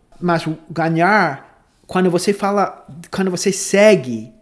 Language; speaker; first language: Portuguese; non-native, fluent; English